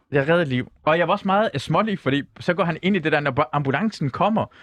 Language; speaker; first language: Danish; non-native, local second language; Persian